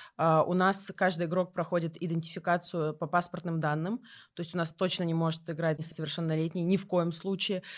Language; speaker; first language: Russian; native; Russian